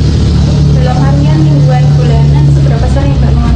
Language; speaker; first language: Indonesian; native; Indonesian